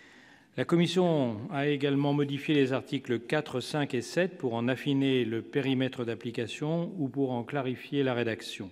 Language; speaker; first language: French; native; French